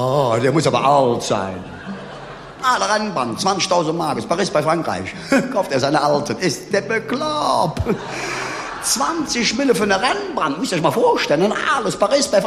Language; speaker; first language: German; native; German